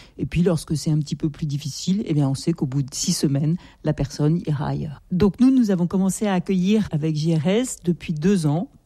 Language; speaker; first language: French; native; French